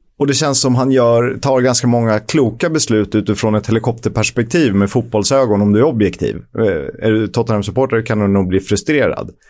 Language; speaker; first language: Swedish; native; Swedish